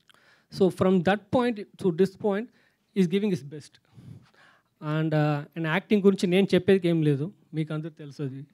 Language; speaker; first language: Telugu; non-native, local second language; Tamil